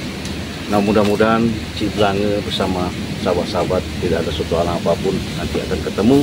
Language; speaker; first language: Indonesian; native; Indonesian